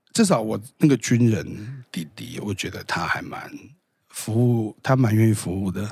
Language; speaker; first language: Chinese; native; Chinese